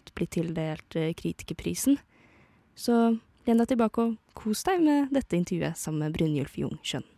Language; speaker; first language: Norwegian; native; Norwegian